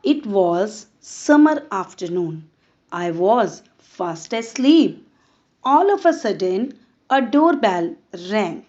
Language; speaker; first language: English; non-native, local second language; Punjabi